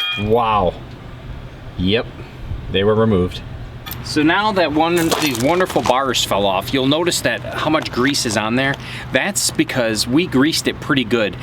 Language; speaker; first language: English; native; English